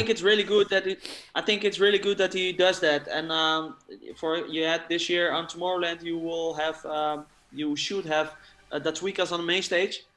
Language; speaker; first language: English; non-native, fluent; Dutch